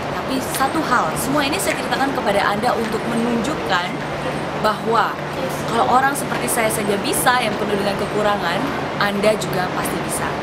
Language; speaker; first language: Indonesian; native; Indonesian